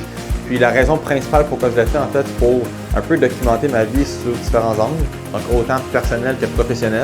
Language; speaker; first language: French; native; French